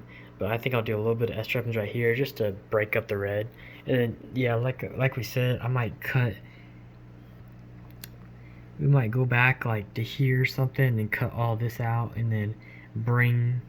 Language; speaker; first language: English; native; English